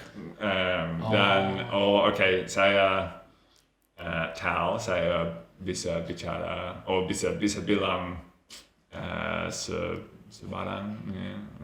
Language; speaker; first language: Indonesian; non-native, learner; English